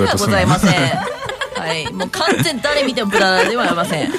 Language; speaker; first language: Japanese; native; Japanese